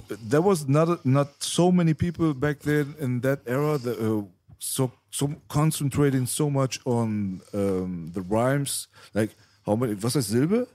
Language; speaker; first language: English; non-native, fluent; Persian